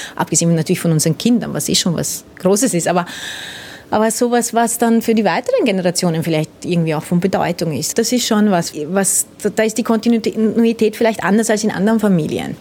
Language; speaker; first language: German; early bilingual, other home language; Hungarian